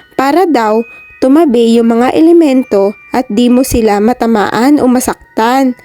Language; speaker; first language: Filipino; native; Filipino